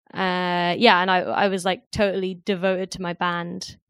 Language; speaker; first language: English; native; English